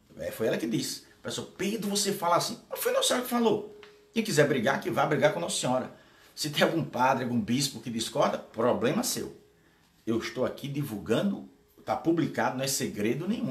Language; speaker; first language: Portuguese; native; Portuguese